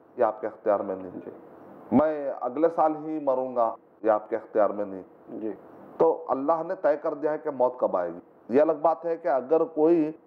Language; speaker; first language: Urdu; native; Urdu